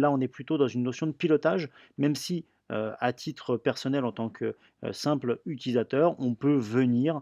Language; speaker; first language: French; native; French